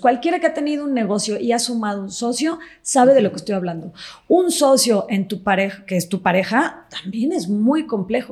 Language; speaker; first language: Spanish; native; Spanish